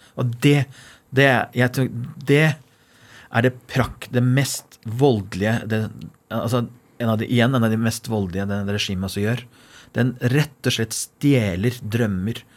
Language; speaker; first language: Norwegian; non-native, fluent; Persian